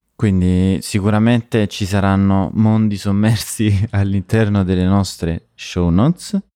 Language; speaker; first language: Italian; native; Italian